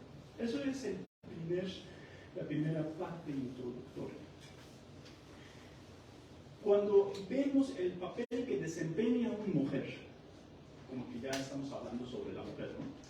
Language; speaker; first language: Spanish; non-native, fluent; Persian